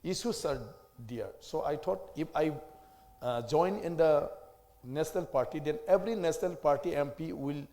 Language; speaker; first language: English; non-native, local second language; Assamese